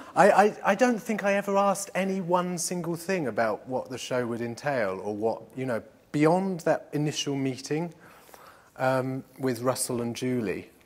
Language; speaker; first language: English; native; English